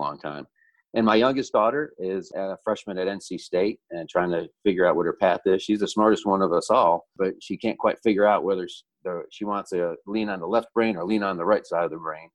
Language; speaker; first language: English; early bilingual, other home language; Italian